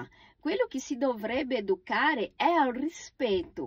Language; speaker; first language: Italian; non-native, fluent; Portuguese